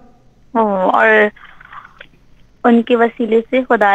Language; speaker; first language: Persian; non-native, learner; Urdu